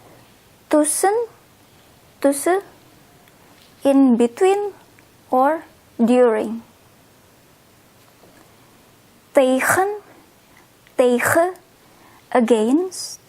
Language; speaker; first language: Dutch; non-native, fluent; Indonesian